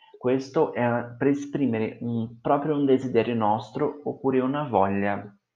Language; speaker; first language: Italian; non-native, fluent; Portuguese